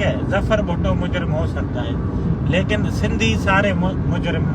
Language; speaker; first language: Hindi; non-native, local second language; Sindhi